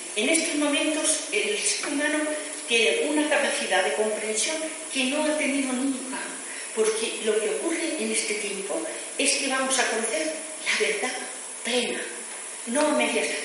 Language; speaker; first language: Spanish; native; Spanish